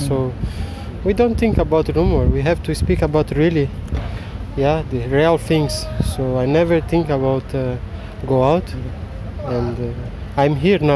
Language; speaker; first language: English; non-native, learner; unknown